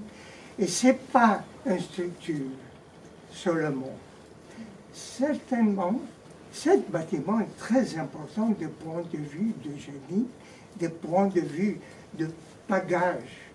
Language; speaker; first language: French; non-native, fluent; Greek